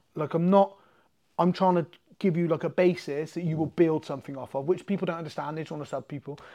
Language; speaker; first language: English; native; English